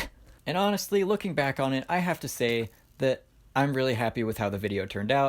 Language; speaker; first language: English; native; English